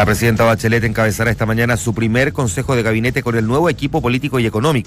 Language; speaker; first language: Spanish; native; Spanish